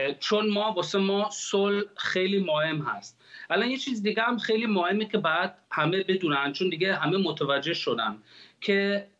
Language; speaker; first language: Persian; early bilingual, heritage; Persian